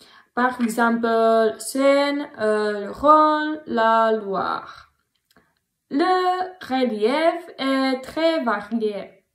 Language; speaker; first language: French; non-native, learner; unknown